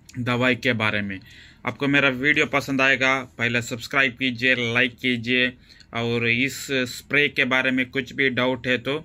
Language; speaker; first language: Hindi; non-native, local second language; Kannada